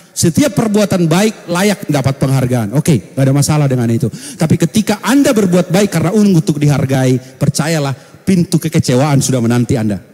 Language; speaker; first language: Indonesian; non-native, local second language; Batak Toba